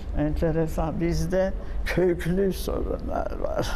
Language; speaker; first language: Turkish; non-native, fluent; French